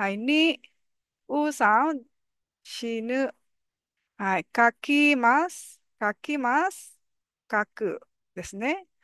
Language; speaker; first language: Japanese; non-native, fluent; Filipino